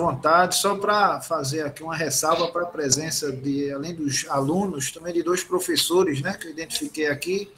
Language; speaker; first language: Portuguese; native; Portuguese